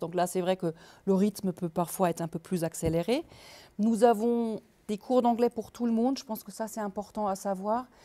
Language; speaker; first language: French; native; French